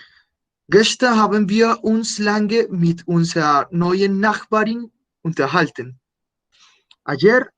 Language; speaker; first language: German; non-native, fluent; Spanish